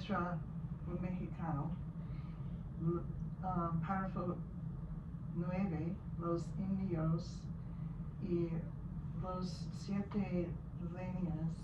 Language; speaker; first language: Spanish; non-native, learner; English